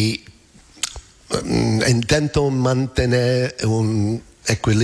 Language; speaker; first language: Spanish; non-native, learner; English